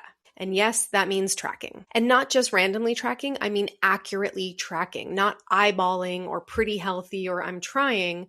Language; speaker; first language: English; native; English